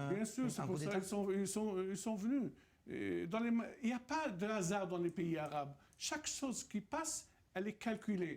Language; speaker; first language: French; non-native, fluent; Arabic